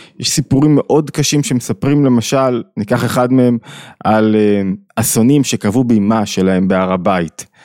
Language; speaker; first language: Hebrew; native; Hebrew